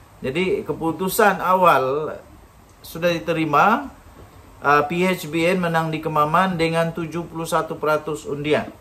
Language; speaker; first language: Malay; native; Malay